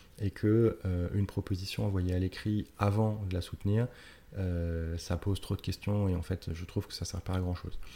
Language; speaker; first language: French; native; French